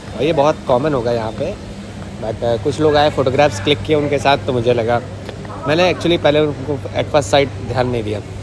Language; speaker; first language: Hindi; native; Hindi